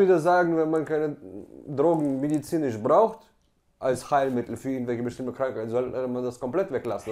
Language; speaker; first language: German; native; German